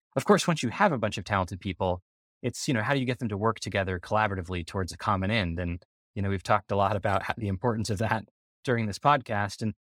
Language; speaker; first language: English; native; English